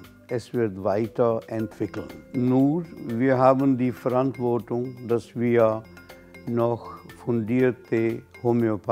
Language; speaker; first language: German; non-native, fluent; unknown